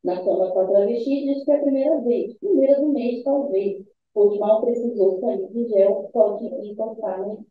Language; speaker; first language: Portuguese; native; Portuguese